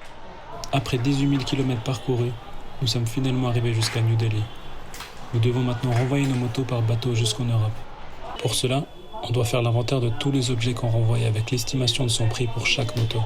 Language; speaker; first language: French; native; French